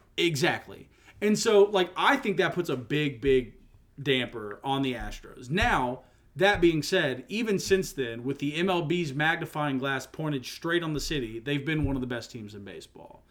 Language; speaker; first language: English; native; English